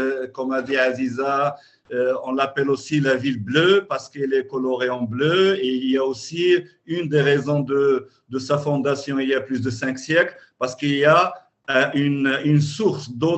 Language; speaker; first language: French; non-native, local second language; Arabic